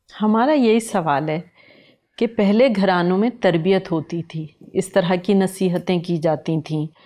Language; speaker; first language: Urdu; native; Urdu